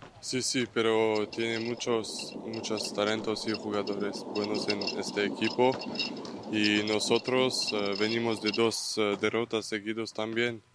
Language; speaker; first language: Spanish; non-native, learner; French